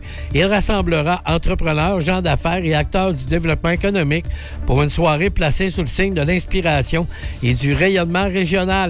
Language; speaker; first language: French; native; French